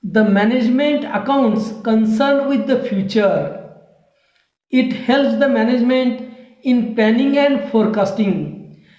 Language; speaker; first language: English; non-native, local second language; Marathi